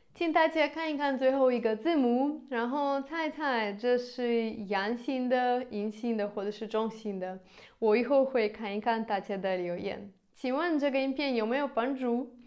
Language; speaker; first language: Chinese; non-native, fluent; Russian